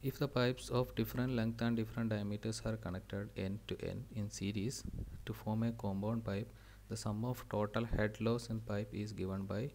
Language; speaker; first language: English; non-native, local second language; Malayalam